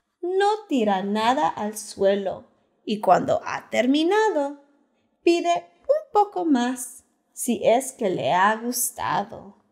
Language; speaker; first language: Spanish; early bilingual, heritage; Spanish